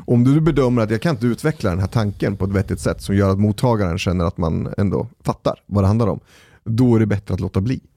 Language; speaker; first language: Swedish; native; Swedish